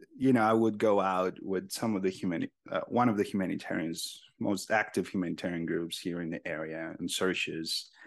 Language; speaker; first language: English; non-native, fluent; Spanish